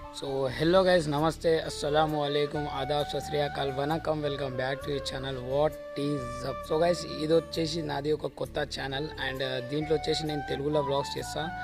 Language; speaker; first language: Telugu; non-native, local second language; Urdu